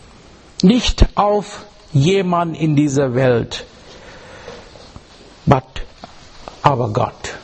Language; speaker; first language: German; non-native, learner; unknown